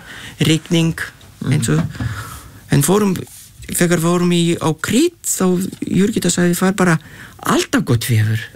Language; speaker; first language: Icelandic; non-native, fluent; Lithuanian